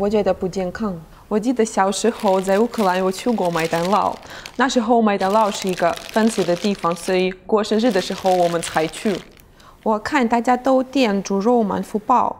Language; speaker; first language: Chinese; non-native, learner; Russian